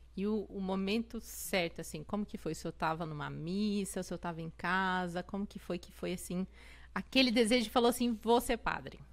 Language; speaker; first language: Portuguese; native; Portuguese